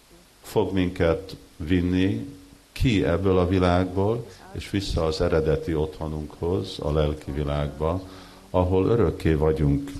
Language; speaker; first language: Hungarian; early bilingual, heritage; Hungarian